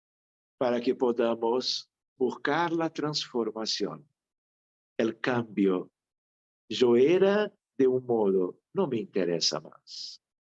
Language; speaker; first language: Spanish; non-native, fluent; Portuguese